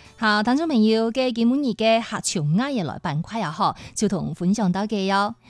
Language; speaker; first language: Chinese; non-native, local second language; Cantonese